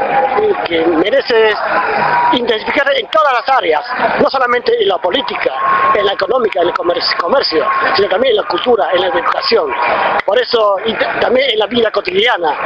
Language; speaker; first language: Spanish; non-native, fluent; Chinese